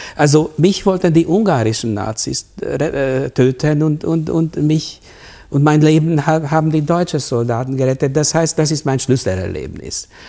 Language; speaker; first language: German; non-native, fluent; Hungarian